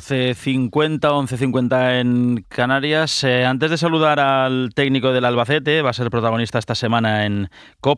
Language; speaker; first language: Spanish; native; Spanish